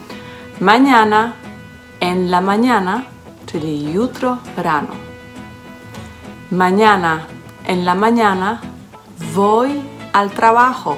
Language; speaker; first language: Spanish; non-native, fluent; Polish